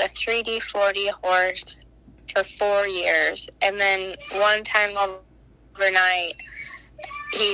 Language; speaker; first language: English; native; English